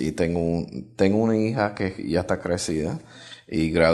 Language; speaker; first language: Spanish; early bilingual, heritage; Spanish